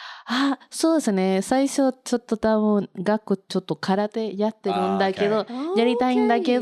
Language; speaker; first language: Japanese; non-native, learner; Spanish